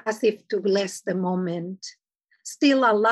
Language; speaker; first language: English; non-native, fluent; Spanish